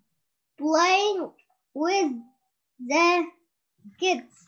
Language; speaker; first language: English; non-native, learner; Arabic